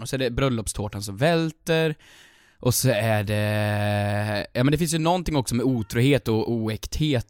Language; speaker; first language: Swedish; native; Swedish